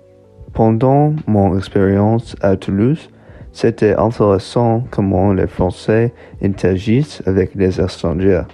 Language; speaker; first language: French; non-native, learner; English